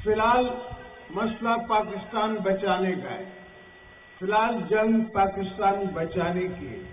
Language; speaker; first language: Urdu; non-native, local second language; Saraiki